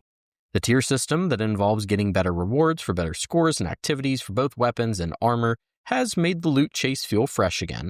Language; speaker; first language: English; native; English